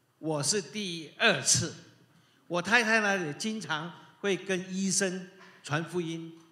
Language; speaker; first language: Chinese; native; Chinese